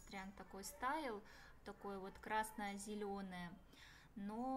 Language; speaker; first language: Russian; native; Russian